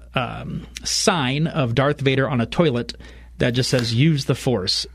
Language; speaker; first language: English; native; English